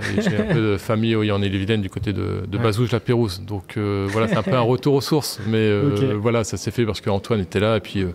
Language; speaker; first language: French; native; French